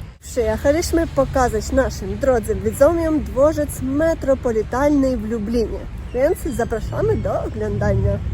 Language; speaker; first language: Polish; non-native, learner; Ukrainian